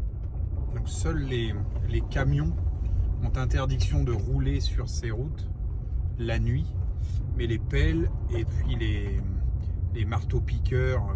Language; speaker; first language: French; native; French